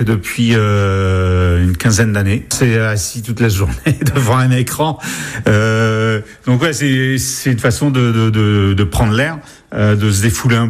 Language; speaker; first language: French; native; French